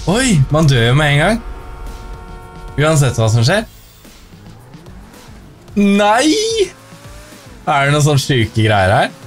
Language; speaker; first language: Norwegian; native; Norwegian